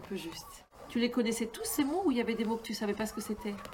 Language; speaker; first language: French; native; French